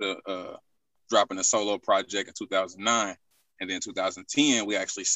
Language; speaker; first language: English; native; English